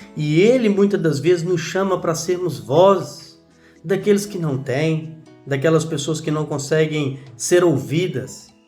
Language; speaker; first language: Portuguese; native; Portuguese